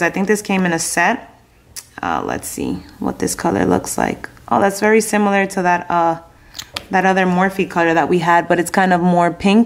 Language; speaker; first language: English; native; English